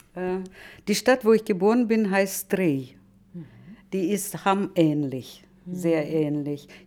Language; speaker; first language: German; non-native, fluent; Russian